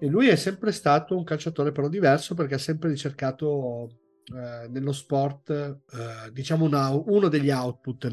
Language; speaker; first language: Italian; native; Italian